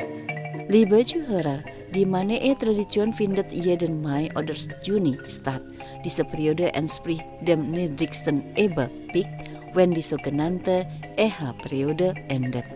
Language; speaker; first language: German; non-native, fluent; Indonesian